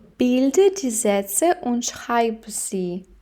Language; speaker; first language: German; non-native, fluent; Ukrainian